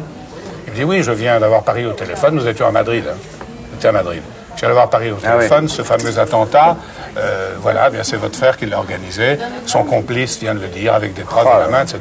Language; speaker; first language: French; native; French